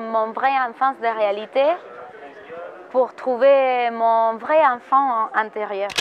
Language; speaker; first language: French; non-native, fluent; Spanish